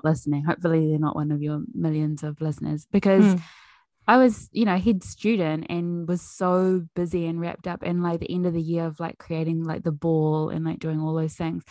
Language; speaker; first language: English; native; English